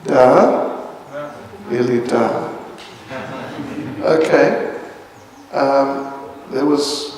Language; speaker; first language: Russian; non-native, learner; English